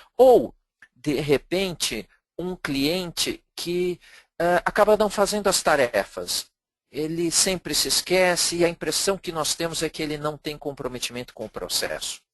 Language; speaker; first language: Portuguese; native; Portuguese